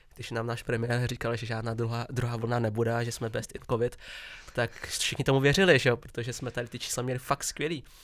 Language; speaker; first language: Czech; early bilingual, other home language; Vietnamese